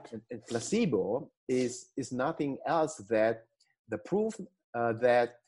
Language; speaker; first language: English; non-native, fluent; Italian